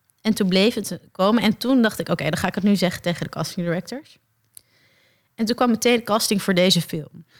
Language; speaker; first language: Dutch; native; Dutch